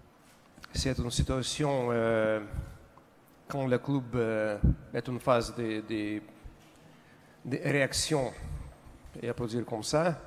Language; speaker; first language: French; non-native, learner; Russian